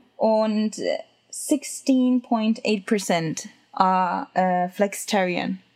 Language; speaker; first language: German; non-native, learner; Japanese